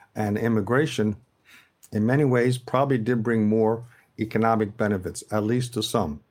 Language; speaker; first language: English; native; English